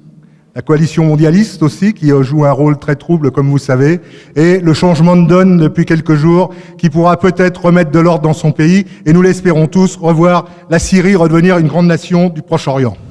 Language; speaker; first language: French; native; French